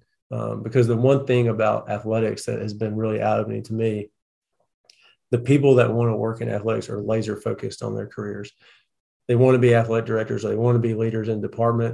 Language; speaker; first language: English; native; English